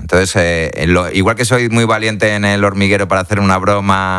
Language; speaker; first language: Spanish; native; Spanish